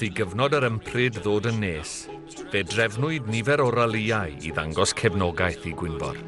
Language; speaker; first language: Welsh; native; Welsh